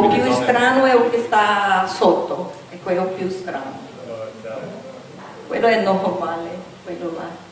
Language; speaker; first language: Italian; non-native, learner; Portuguese